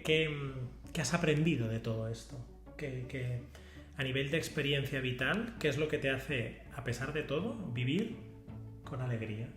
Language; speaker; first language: Spanish; non-native, local second language; Catalan